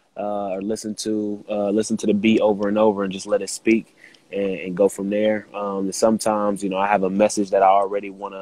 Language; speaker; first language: English; native; English